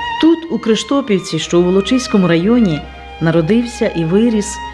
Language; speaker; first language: Ukrainian; native; Ukrainian